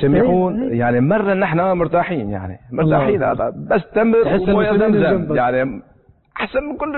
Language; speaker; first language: Arabic; non-native, learner; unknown